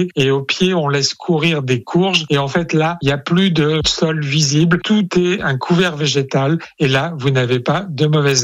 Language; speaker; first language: French; native; French